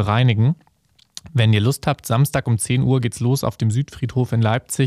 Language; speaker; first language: German; native; German